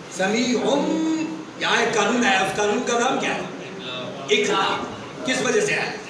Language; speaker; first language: Urdu; non-native, local second language; Punjabi